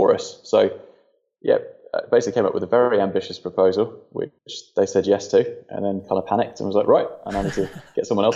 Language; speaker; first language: English; native; English